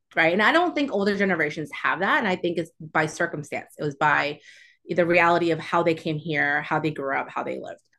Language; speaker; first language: English; early bilingual, other home language; Chinese